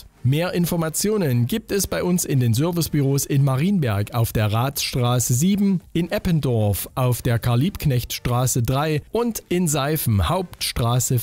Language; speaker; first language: German; native; German